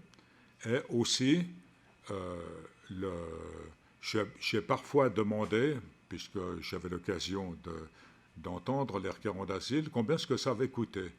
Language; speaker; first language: French; native; French